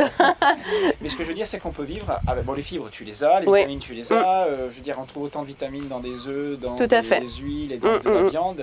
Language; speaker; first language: French; native; French